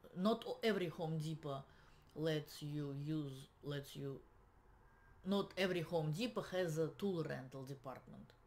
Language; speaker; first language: English; non-native, fluent; Russian